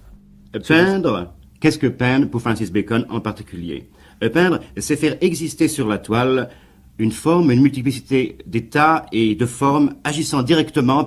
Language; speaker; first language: French; native; French